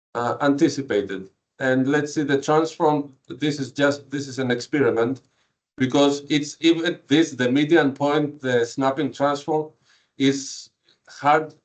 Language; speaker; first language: English; non-native, fluent; Greek